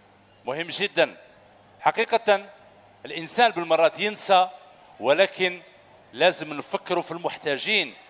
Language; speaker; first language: Arabic; native; Arabic